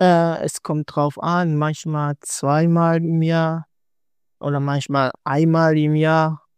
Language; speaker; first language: German; non-native, learner; Swahili